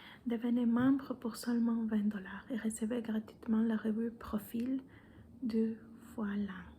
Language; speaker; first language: French; non-native, fluent; Spanish